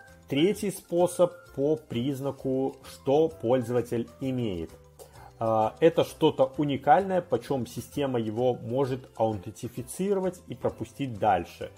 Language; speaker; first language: Russian; native; Russian